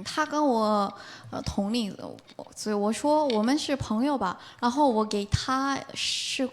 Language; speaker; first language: Chinese; non-native, fluent; Korean